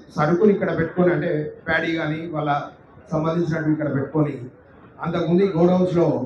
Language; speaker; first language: Telugu; native; Telugu